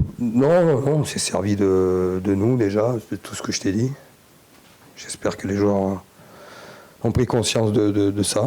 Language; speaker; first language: French; native; French